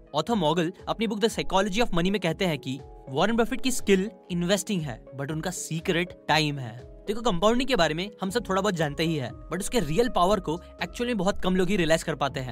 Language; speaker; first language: Hindi; native; Hindi